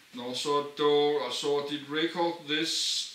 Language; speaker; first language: English; non-native, learner; Danish